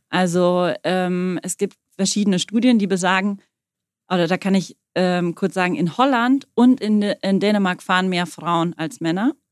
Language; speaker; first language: German; native; German